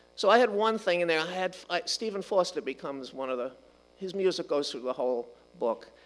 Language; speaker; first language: English; native; English